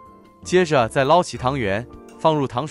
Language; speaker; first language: Chinese; native; Chinese